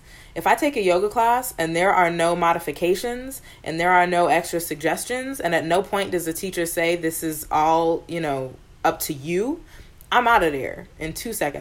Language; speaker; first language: English; native; English